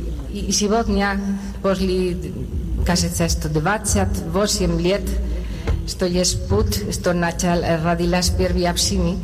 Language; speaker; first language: Russian; non-native, learner; Spanish